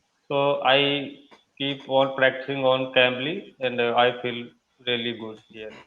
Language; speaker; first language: English; non-native, learner; Hindi